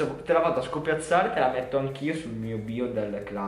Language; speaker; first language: Italian; native; Italian